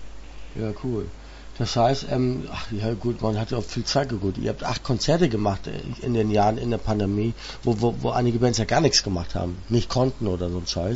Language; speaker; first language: German; native; German